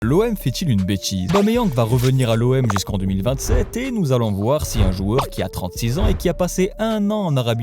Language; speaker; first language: French; native; French